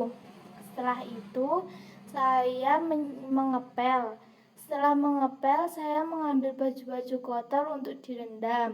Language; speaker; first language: Indonesian; non-native, local second language; Javanese